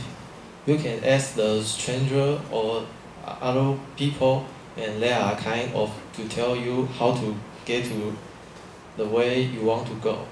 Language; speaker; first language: English; non-native, learner; Chinese